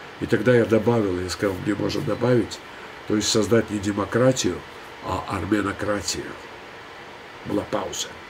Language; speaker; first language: Russian; non-native, local second language; Armenian